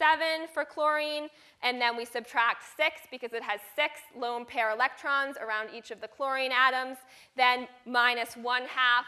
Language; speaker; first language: English; native; English